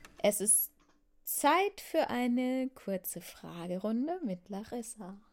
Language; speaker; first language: German; native; German